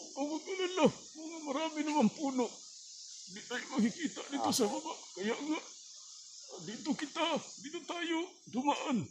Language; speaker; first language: Filipino; non-native, local second language; Cebuano